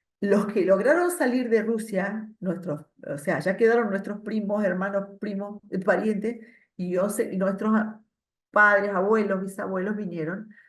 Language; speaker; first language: Spanish; non-native, local second language; German